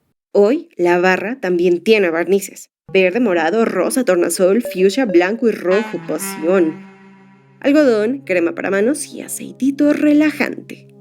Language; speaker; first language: Spanish; native; Spanish